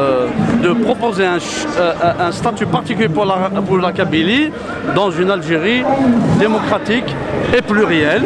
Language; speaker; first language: French; non-native, local second language; Kabyle